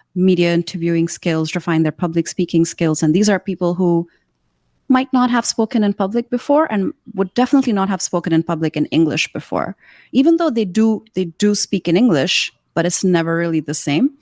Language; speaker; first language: English; non-native, local second language; Urdu